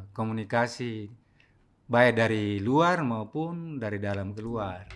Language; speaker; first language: Indonesian; non-native, local second language; Buginese